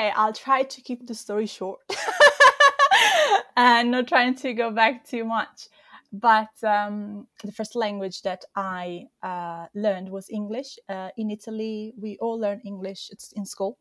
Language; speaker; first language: English; non-native, fluent; Italian